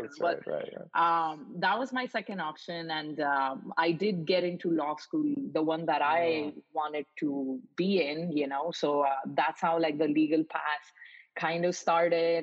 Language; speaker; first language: English; non-native, local second language; Marathi